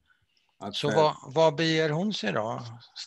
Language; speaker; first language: Swedish; native; Swedish